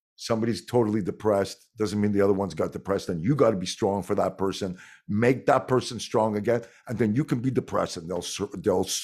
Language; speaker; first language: English; non-native, fluent; French